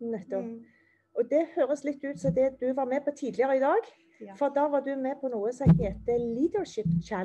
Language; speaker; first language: Norwegian; native; Norwegian